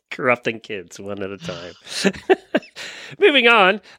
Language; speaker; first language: English; native; English